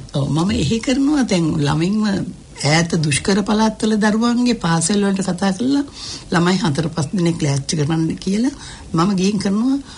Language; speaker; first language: Sinhala; native; Sinhala